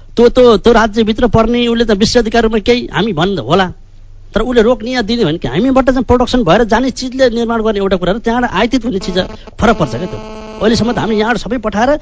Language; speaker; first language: Nepali; native; Nepali